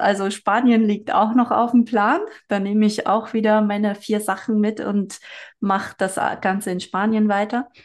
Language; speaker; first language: German; non-native, fluent; Spanish